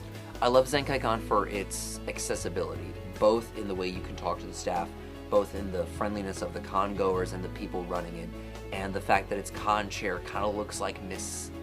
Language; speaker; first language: English; native; English